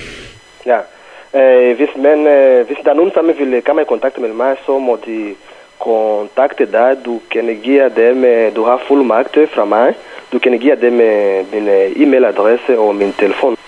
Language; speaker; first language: Danish; non-native, fluent; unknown